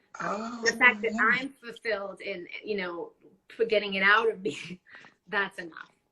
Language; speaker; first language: English; non-native, fluent; Spanish